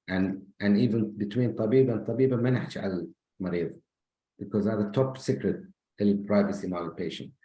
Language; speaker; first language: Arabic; native; Arabic